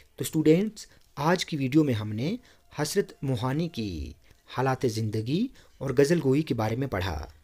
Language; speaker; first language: Urdu; non-native, local second language; Kashmiri